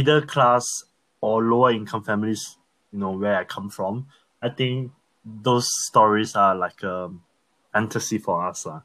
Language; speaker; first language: English; early bilingual, other home language; Korean